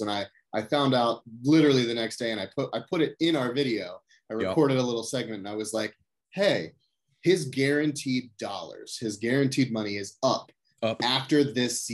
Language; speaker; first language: English; native; English